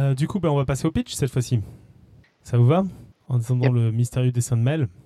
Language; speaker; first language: French; native; French